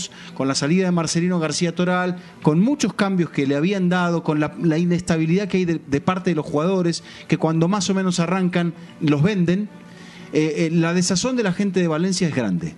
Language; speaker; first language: Spanish; native; Spanish